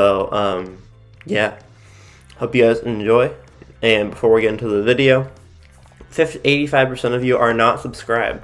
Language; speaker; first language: English; native; English